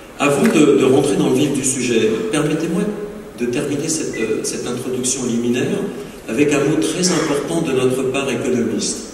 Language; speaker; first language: French; native; French